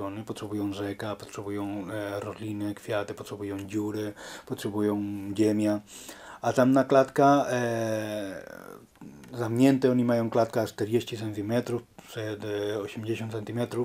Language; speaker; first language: Polish; non-native, learner; Spanish